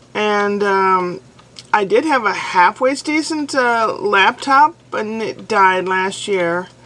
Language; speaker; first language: English; native; English